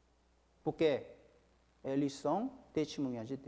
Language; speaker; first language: Portuguese; non-native, fluent; Korean